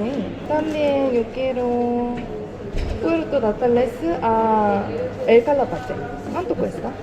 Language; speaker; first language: Spanish; non-native, learner; Korean